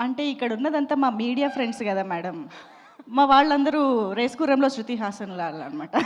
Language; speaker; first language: Telugu; native; Telugu